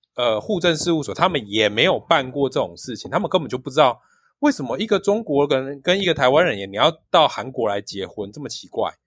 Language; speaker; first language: Chinese; native; Chinese